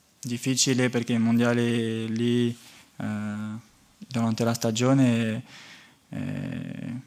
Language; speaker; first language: Italian; non-native, fluent; French